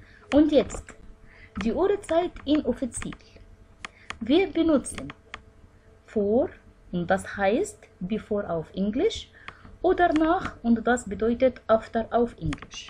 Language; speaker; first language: German; non-native, fluent; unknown